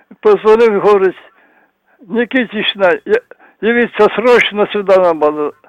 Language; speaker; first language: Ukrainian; non-native, local second language; Russian